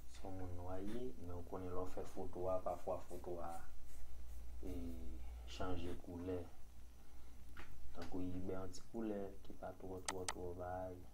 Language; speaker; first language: French; non-native, learner; Haitian Creole